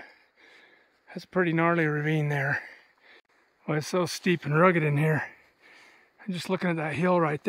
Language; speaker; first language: English; native; English